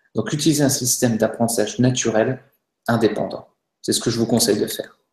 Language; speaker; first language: French; native; French